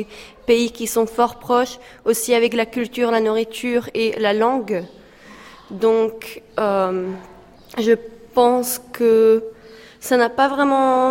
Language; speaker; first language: French; non-native, fluent; Slovak